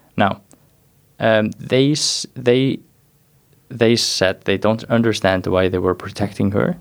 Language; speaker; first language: English; non-native, fluent; Icelandic